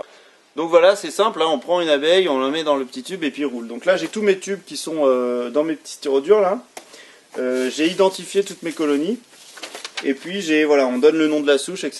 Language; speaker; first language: French; native; French